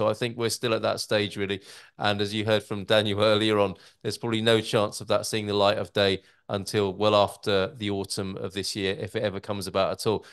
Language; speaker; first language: English; native; English